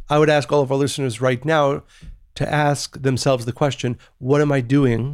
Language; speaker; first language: English; early bilingual, other home language; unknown